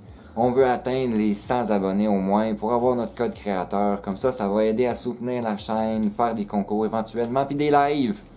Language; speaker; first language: French; native; French